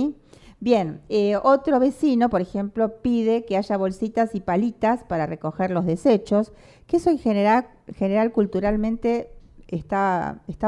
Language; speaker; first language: Spanish; native; Spanish